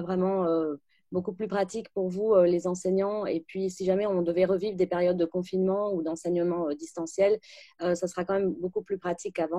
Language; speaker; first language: French; native; French